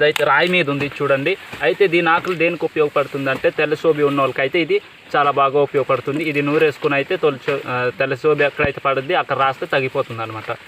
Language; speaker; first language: Telugu; non-native, local second language; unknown